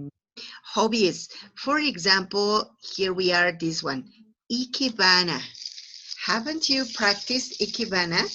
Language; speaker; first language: English; non-native, fluent; Spanish